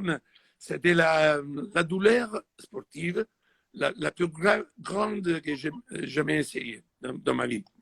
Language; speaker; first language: French; non-native, fluent; Italian